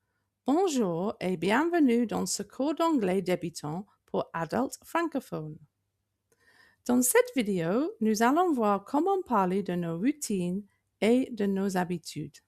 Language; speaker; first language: French; non-native, fluent; English